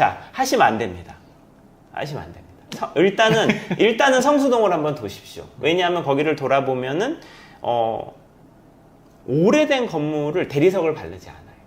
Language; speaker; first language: Korean; native; Korean